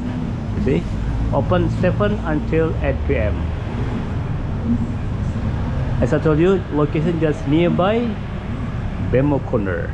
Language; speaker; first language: English; non-native, learner; Indonesian